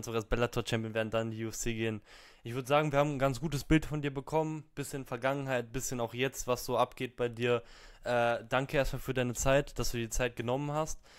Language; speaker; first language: German; native; German